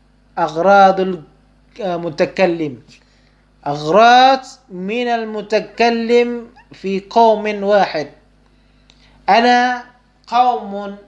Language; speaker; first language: Arabic; non-native, fluent; Indonesian